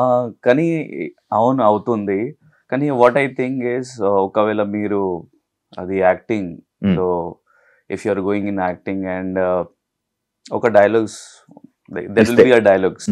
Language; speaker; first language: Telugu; non-native, local second language; Urdu